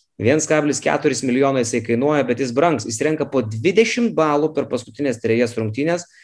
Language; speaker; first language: Lithuanian; native; Lithuanian